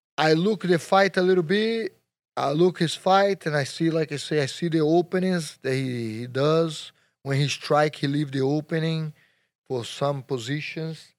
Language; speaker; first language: English; non-native, learner; Portuguese